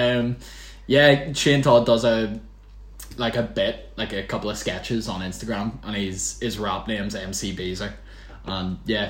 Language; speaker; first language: English; native; English